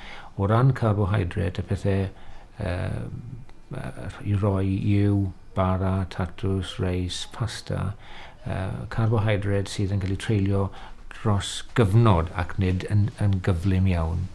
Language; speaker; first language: Welsh; native; Welsh